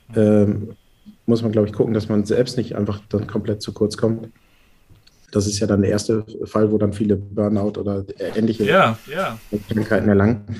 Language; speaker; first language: German; native; German